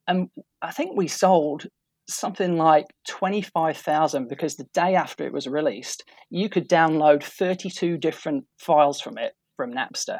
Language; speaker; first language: English; native; English